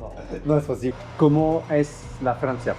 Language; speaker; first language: Spanish; non-native, learner; French